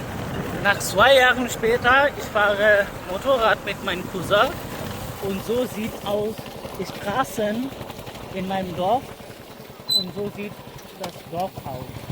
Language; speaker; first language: German; non-native, learner; Bangla